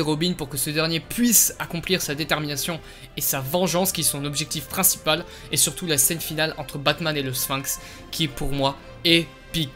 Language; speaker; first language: French; native; French